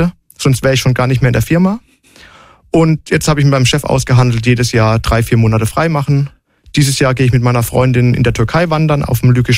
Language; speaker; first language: German; native; German